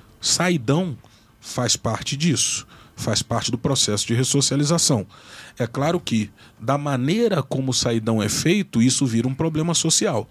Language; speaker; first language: Portuguese; native; Portuguese